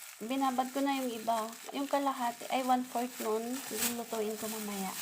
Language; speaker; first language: Filipino; native; Filipino